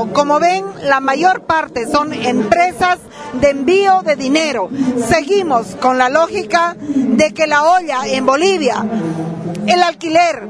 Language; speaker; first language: Spanish; native; Spanish